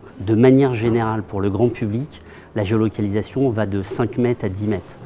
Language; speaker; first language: French; native; French